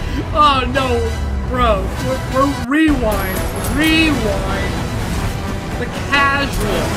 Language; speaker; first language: English; native; English